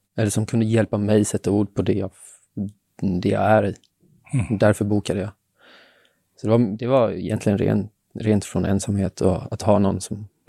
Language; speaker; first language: Swedish; native; Swedish